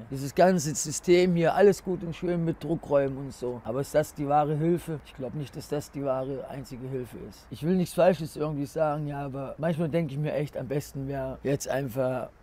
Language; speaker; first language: German; native; German